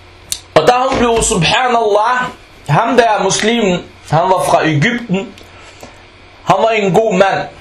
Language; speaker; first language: Danish; non-native, fluent; Arabic